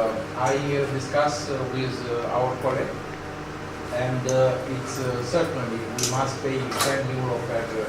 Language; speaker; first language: English; non-native, learner; Romanian